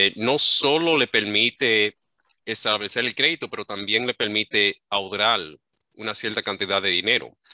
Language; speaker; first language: Spanish; early bilingual, other home language; English